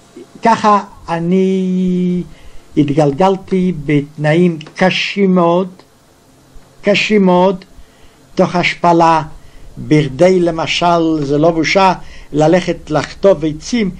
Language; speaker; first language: Hebrew; non-native, fluent; Yiddish